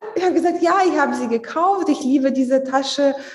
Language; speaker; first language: German; non-native, fluent; Lithuanian